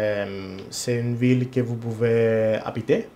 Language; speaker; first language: French; non-native, learner; Greek